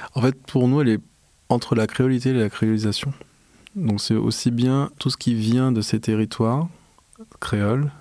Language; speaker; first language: French; native; French